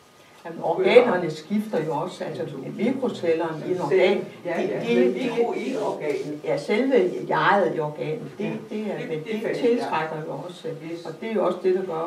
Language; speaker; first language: Danish; native; Danish